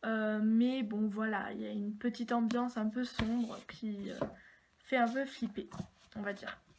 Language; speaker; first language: French; native; French